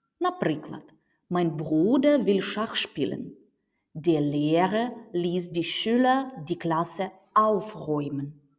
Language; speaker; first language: German; non-native, fluent; Ukrainian